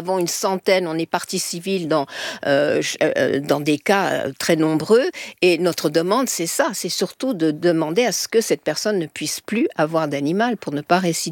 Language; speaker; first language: French; native; French